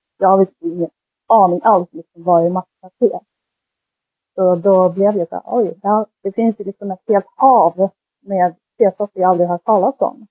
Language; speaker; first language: Swedish; early bilingual, other home language; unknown